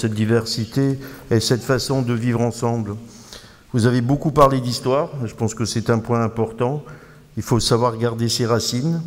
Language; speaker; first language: French; native; French